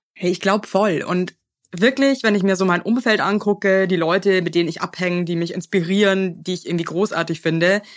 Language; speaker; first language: German; native; German